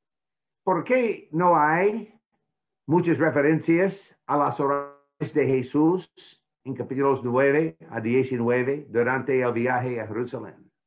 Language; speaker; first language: Spanish; non-native, fluent; English